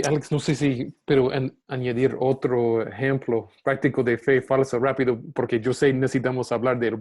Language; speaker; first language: Spanish; non-native, fluent; English